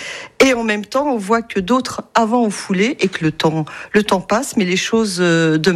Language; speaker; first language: French; native; French